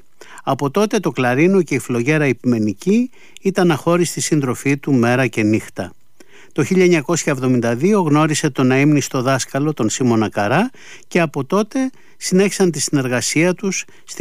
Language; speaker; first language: Greek; native; Greek